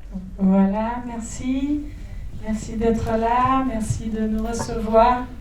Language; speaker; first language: French; native; French